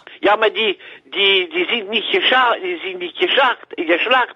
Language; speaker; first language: German; non-native, learner; French